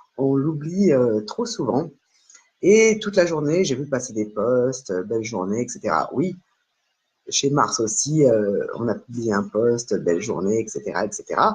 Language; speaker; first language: French; native; French